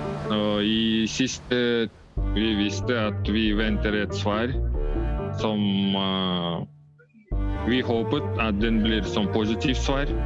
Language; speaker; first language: Norwegian; non-native, learner; Russian